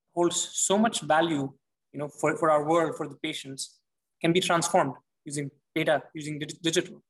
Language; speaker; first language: English; non-native, local second language; Hindi